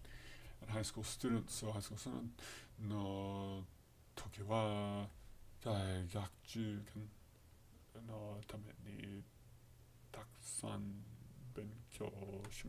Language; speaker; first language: Japanese; non-native, learner; English